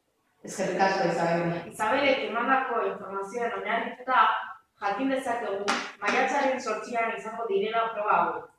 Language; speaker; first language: Basque; native; Basque